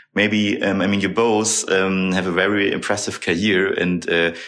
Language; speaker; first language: English; non-native, fluent; German